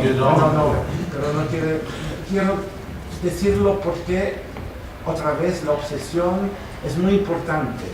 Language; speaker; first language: Spanish; non-native, fluent; German